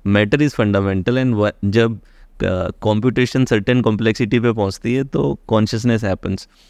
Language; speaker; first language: Hindi; native; Hindi